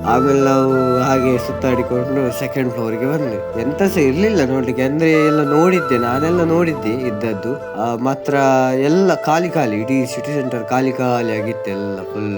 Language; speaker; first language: Kannada; non-native, local second language; Tulu